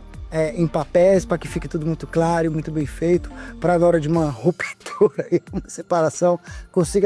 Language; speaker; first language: Portuguese; native; Portuguese